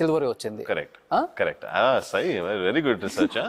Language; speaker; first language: Telugu; non-native, learner; Hindi